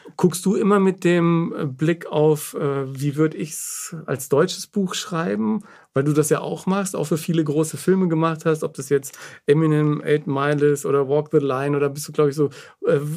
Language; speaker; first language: German; native; German